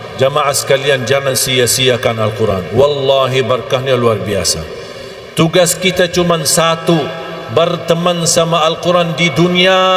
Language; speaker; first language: Malay; non-native, fluent; Arabic